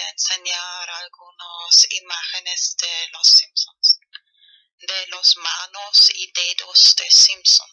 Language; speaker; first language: Spanish; non-native, fluent; German